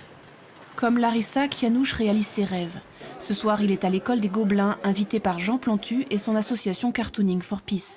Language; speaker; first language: French; native; French